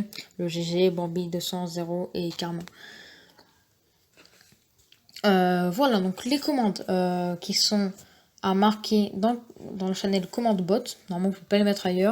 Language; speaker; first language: French; native; French